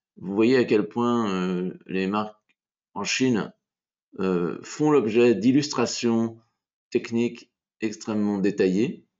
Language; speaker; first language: French; native; French